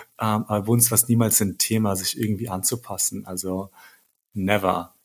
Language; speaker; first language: German; early bilingual, other home language; Albanian